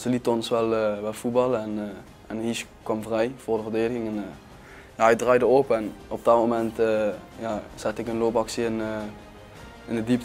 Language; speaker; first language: Dutch; native; Dutch